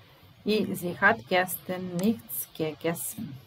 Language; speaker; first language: German; non-native, fluent; Serbian